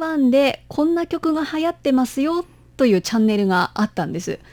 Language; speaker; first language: Japanese; native; Japanese